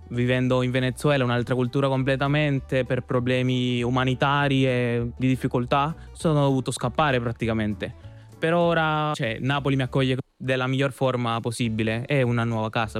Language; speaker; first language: Italian; non-native, fluent; Spanish